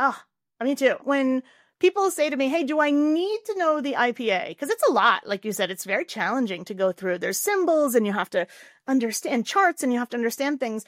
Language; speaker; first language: English; native; English